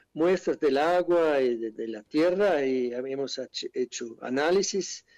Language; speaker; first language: Spanish; non-native, fluent; German